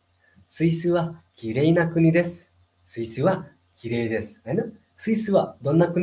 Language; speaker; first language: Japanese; non-native, fluent; Nepali